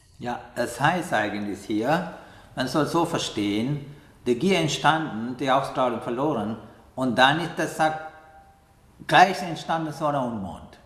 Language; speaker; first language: German; non-native, fluent; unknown